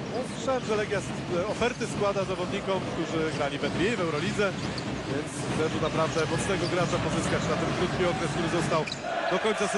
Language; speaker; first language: Polish; native; Polish